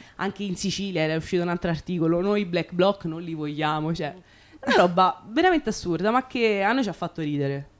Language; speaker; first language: Italian; native; Italian